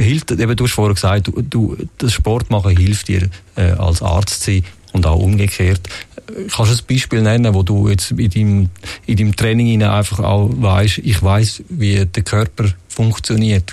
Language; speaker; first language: German; native; German